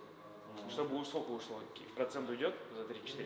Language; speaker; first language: Russian; native; Russian